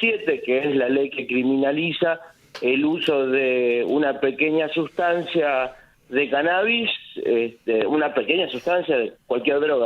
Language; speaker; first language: Spanish; native; Spanish